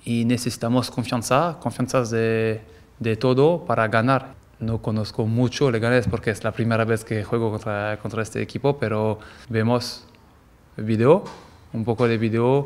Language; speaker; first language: Spanish; non-native, learner; French